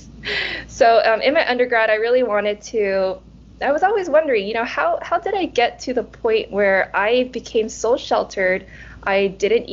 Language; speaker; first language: English; early bilingual, other home language; Cantonese